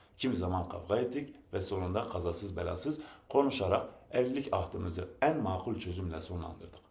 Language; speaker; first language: Turkish; non-native, local second language; Zaza